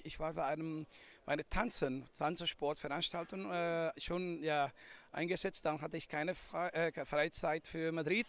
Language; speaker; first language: German; non-native, fluent; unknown